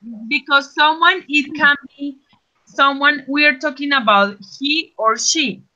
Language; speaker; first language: English; non-native, fluent; Spanish